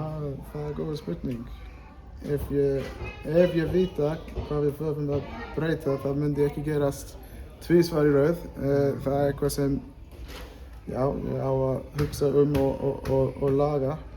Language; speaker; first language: Icelandic; non-native, learner; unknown